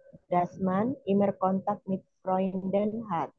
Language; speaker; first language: German; non-native, learner; Indonesian